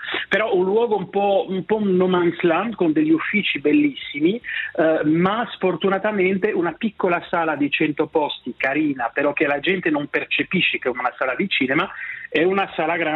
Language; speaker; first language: Italian; non-native, local second language; French